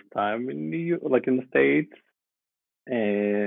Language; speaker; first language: English; non-native, fluent; Russian